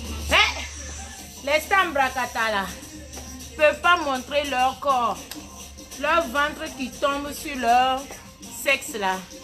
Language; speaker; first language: French; non-native, local second language; Ewe